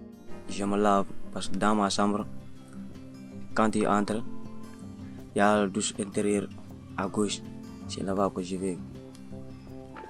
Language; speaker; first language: French; non-native, learner; Mandingo